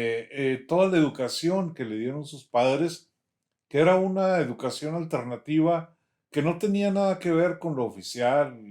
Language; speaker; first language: Spanish; native; Spanish